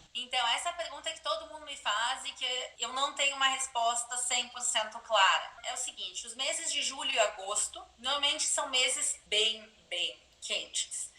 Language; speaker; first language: Portuguese; native; Portuguese